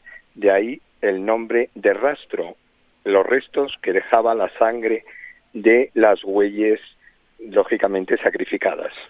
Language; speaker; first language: Spanish; native; Spanish